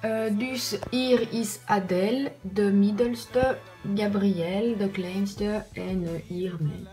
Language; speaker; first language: Dutch; non-native, learner; French